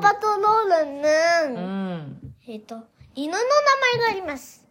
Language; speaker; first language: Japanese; early bilingual, other home language; Korean